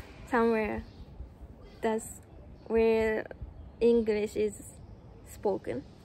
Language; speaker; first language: English; non-native, fluent; Japanese